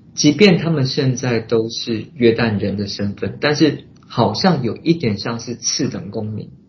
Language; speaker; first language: Chinese; native; Chinese